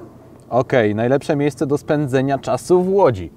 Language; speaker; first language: Polish; native; Polish